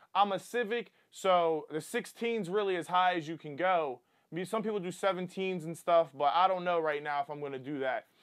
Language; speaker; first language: English; native; English